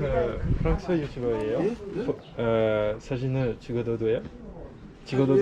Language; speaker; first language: Korean; non-native, learner; French